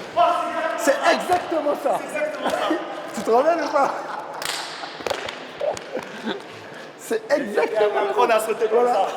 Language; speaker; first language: French; native; French